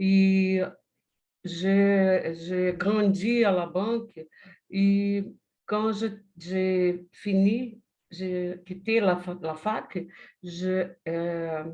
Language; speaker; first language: French; non-native, learner; Portuguese